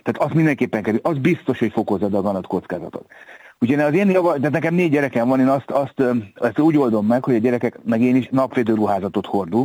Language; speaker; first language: Hungarian; native; Hungarian